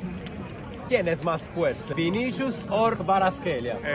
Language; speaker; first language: Spanish; non-native, learner; Italian